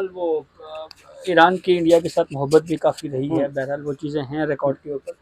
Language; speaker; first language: Urdu; non-native, local second language; Punjabi